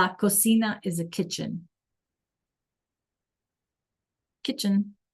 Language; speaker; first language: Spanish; non-native, fluent; English